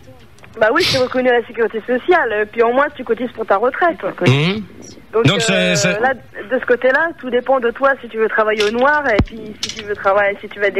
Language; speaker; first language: French; native; French